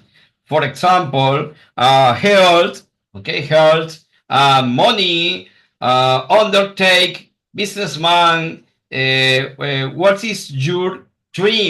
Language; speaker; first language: English; non-native, learner; Spanish